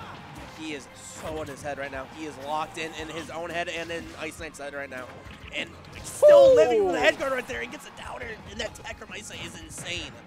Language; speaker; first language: English; native; English